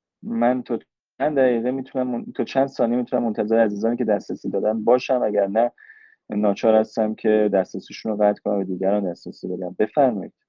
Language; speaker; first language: Persian; native; Persian